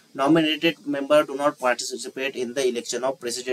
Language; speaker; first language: Hindi; non-native, local second language; Marathi